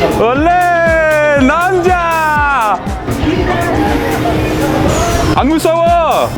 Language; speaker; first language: Korean; non-native, learner; French